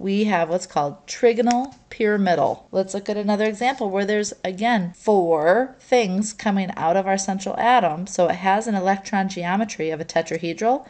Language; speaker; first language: English; native; English